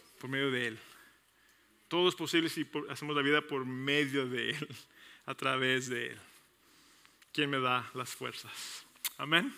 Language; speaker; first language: Spanish; early bilingual, heritage; Spanish